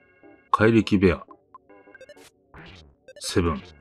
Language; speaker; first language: Japanese; native; Japanese